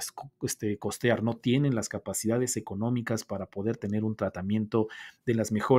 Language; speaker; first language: Spanish; native; Spanish